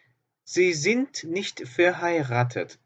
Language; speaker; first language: German; non-native, fluent; Korean